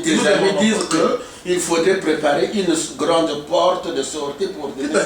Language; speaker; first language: French; non-native, local second language; Lingala